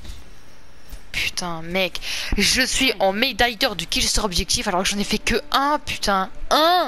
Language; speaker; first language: French; native; French